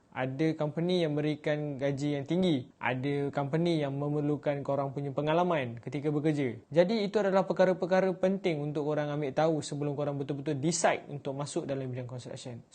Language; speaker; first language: Malay; native; Malay